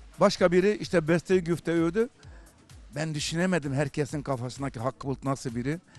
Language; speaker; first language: Turkish; native; Turkish